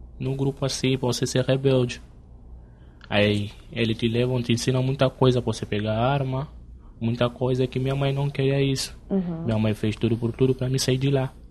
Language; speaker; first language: Portuguese; non-native, learner; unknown